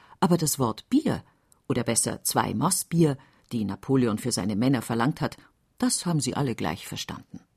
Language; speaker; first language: German; native; German